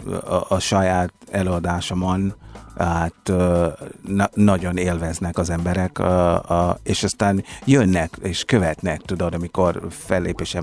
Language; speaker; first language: Hungarian; non-native, fluent; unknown